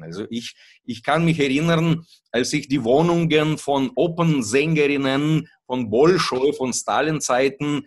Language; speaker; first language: German; non-native, fluent; Russian